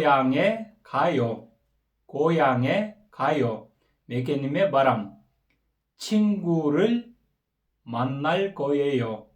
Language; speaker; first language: Korean; non-native, fluent; Kyrgyz